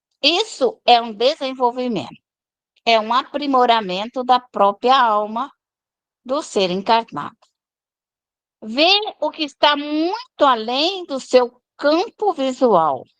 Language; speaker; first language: Portuguese; native; Portuguese